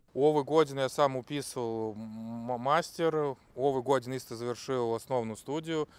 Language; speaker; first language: Serbian; non-native, learner; Russian